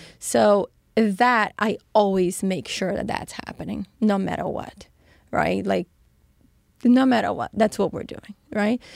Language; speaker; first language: English; non-native, fluent; Portuguese